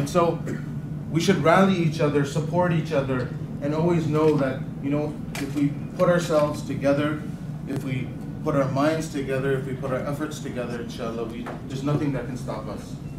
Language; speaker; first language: English; early bilingual, other home language; Urdu